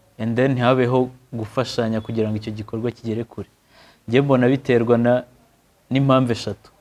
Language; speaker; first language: Kinyarwanda; native; Kinyarwanda